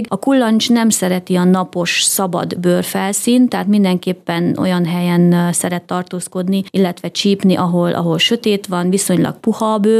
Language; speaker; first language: Hungarian; native; Hungarian